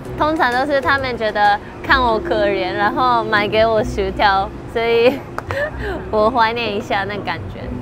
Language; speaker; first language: Chinese; non-native, fluent; Japanese